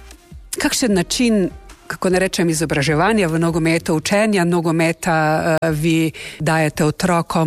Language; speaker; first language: Slovenian; native; Slovenian